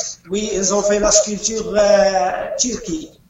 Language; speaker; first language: French; non-native, learner; Arabic